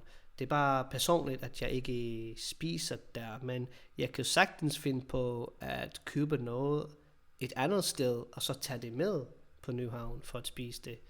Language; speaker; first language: Danish; non-native, fluent; English